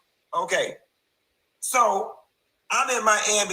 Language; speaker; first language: English; native; English